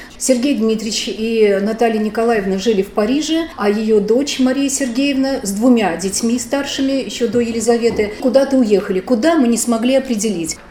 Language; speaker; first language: Russian; native; Russian